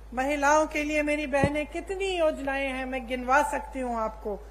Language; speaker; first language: Hindi; native; Hindi